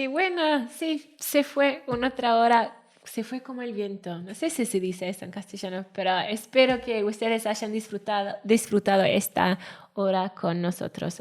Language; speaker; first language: Spanish; non-native, learner; Welsh